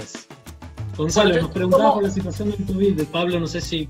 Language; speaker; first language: Spanish; native; Spanish